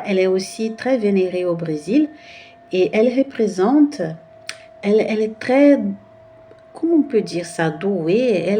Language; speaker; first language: French; non-native, fluent; Portuguese